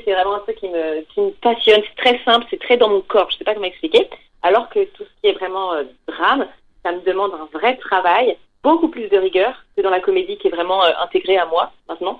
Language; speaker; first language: French; native; French